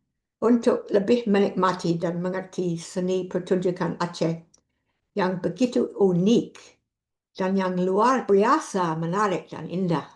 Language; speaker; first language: Indonesian; non-native, fluent; English